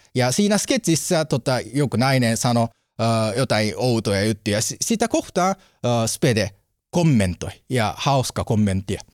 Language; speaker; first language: Finnish; non-native, learner; Japanese